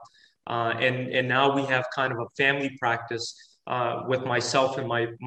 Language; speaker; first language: English; native; English